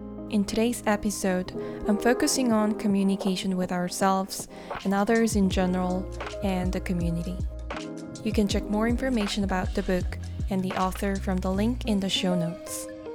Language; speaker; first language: English; non-native, fluent; Korean